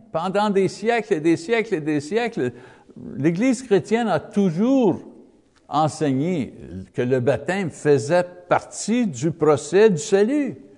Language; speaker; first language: French; non-native, learner; English